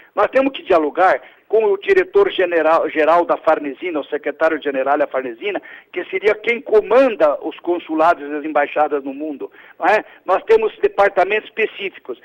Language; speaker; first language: Portuguese; early bilingual, other home language; Italian